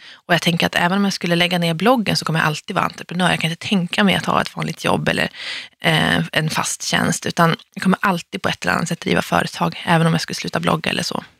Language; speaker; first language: Swedish; native; Swedish